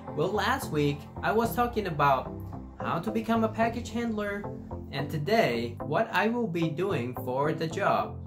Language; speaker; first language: English; non-native, fluent; Thai